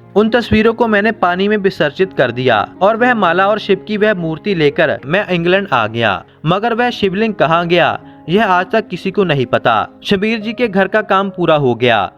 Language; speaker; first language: Hindi; native; Hindi